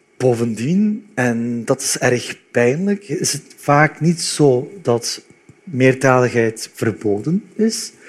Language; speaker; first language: Dutch; early bilingual, other home language; Turkish